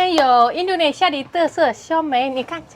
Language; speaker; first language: Chinese; non-native, fluent; Indonesian